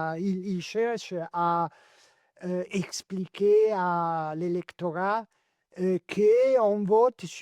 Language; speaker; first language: French; non-native, learner; Italian